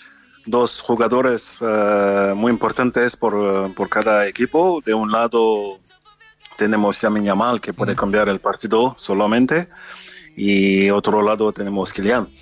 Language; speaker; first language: Spanish; non-native, fluent; French